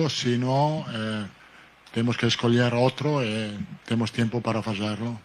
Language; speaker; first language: Portuguese; non-native, learner; Italian